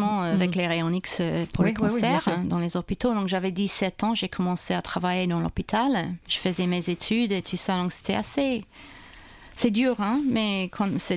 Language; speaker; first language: French; non-native, fluent; English